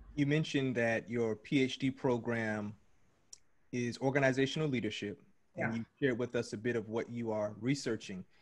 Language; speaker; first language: English; native; English